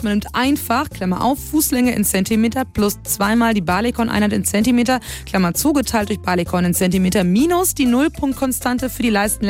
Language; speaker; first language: German; native; German